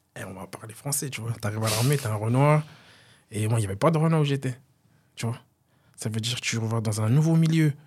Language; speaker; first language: French; native; French